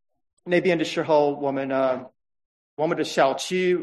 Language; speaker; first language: Chinese; non-native, fluent; English